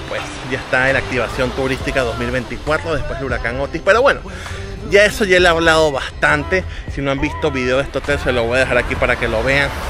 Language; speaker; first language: Spanish; native; Spanish